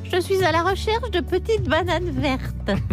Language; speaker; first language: French; native; French